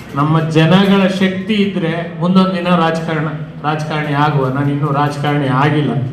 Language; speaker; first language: Kannada; native; Kannada